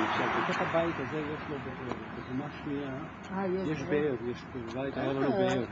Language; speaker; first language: Hebrew; non-native, fluent; Ladino